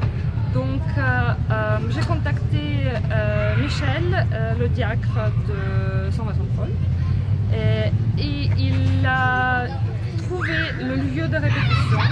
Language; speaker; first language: French; non-native, fluent; Ukrainian